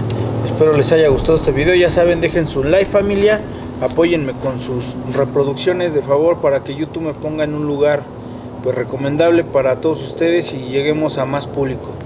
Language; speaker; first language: Spanish; native; Spanish